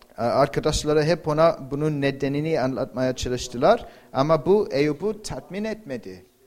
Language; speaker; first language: Turkish; non-native, fluent; English